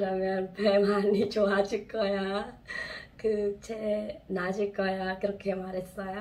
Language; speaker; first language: Korean; non-native, fluent; Khmer